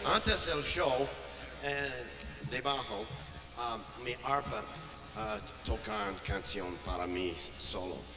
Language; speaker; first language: Spanish; non-native, learner; English